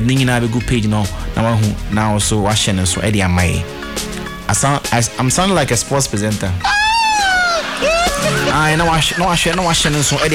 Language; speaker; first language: English; non-native, local second language; Ewe